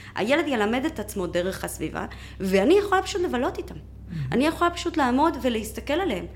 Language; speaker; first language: Hebrew; non-native, fluent; Spanish